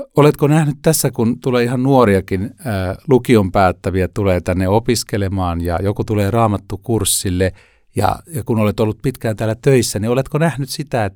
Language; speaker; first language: Finnish; native; Finnish